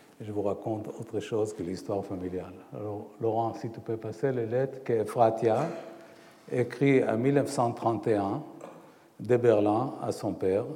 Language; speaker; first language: French; non-native, fluent; Hebrew